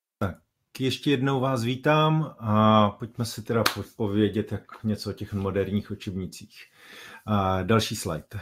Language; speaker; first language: Czech; native; Czech